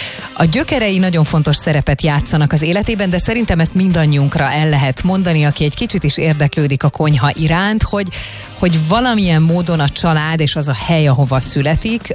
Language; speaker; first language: Hungarian; native; Hungarian